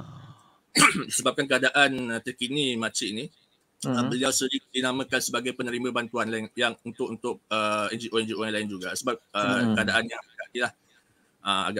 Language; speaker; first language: Malay; native; Malay